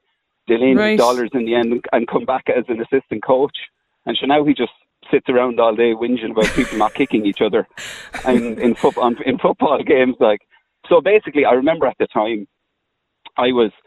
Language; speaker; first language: English; native; English